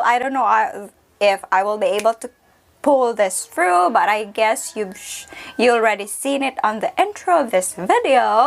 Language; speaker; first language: English; non-native, local second language; Filipino